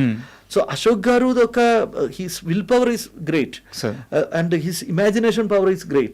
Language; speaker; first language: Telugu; non-native, fluent; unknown